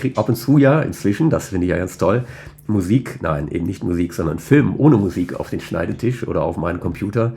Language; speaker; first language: German; native; German